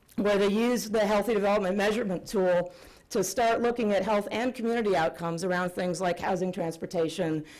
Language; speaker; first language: English; native; English